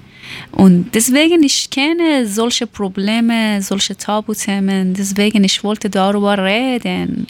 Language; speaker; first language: German; non-native, learner; Persian